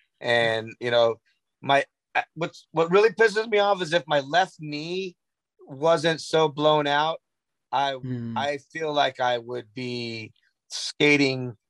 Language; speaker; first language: English; native; English